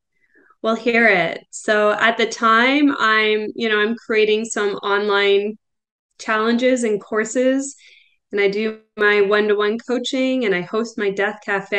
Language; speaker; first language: English; native; English